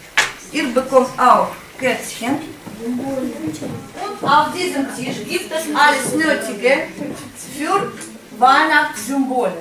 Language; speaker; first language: German; non-native, fluent; Russian